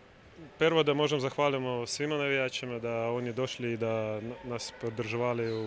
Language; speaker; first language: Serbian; non-native, learner; Russian